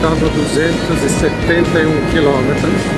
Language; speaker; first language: Portuguese; non-native, fluent; Italian